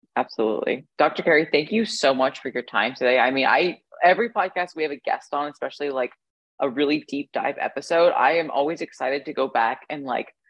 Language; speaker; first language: English; native; English